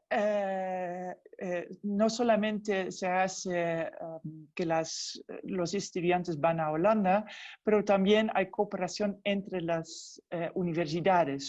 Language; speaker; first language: Spanish; non-native, fluent; Dutch